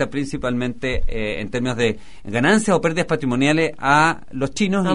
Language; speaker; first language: Spanish; native; Spanish